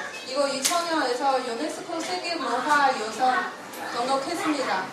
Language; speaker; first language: Korean; non-native, fluent; Chinese